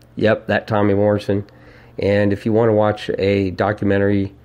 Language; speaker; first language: English; native; English